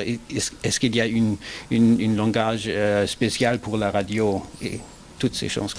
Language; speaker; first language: French; non-native, learner; German